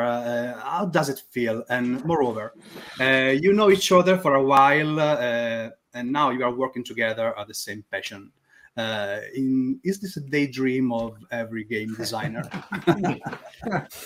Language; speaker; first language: English; non-native, learner; Italian